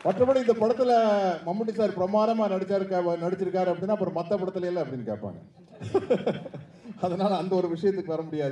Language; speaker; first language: Tamil; native; Tamil